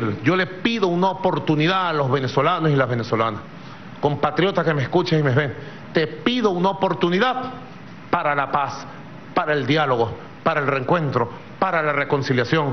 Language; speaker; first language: Spanish; native; Spanish